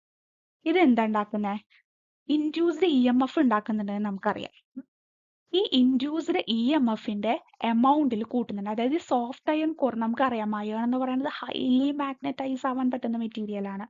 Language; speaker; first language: Malayalam; native; Malayalam